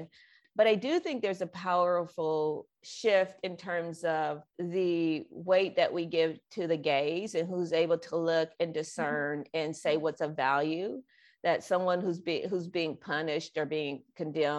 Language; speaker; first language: English; native; English